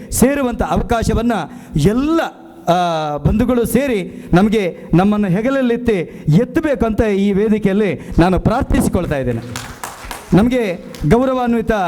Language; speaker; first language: Kannada; non-native, local second language; Tulu